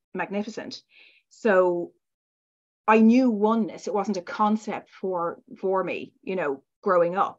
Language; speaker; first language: English; native; English